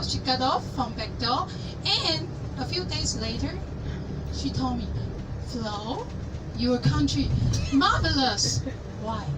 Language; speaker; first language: English; non-native, learner; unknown